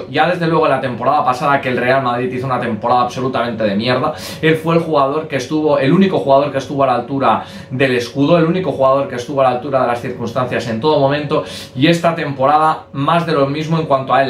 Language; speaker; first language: Spanish; native; Spanish